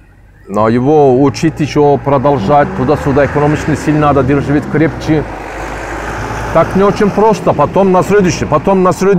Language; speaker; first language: Russian; non-native, learner; Turkish